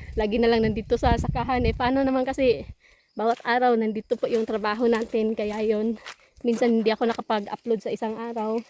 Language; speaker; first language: Filipino; non-native, local second language; Cebuano